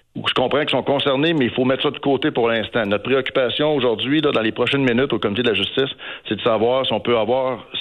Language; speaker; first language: French; native; French